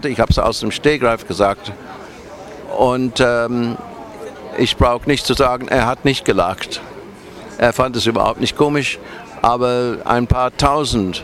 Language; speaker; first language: German; non-native, fluent; English